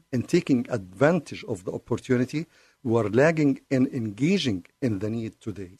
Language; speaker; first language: English; non-native, fluent; Arabic